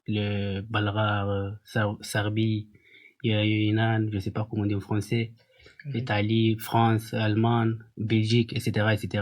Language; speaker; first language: French; non-native, learner; Pashto